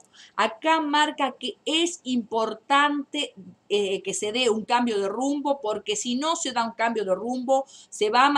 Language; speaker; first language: Spanish; native; Spanish